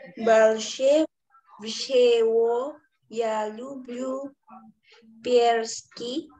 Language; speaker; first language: Russian; non-native, learner; Indonesian